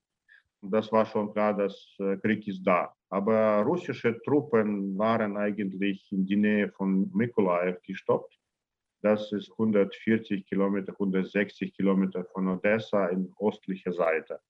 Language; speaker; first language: German; non-native, learner; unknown